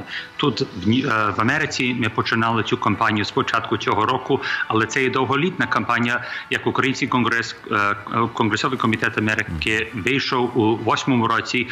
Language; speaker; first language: Ukrainian; early bilingual, heritage; Ukrainian